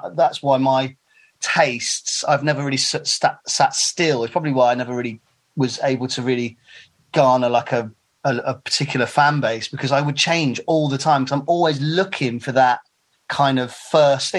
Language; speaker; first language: English; native; English